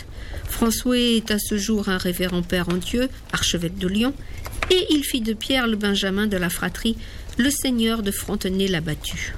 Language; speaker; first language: French; native; French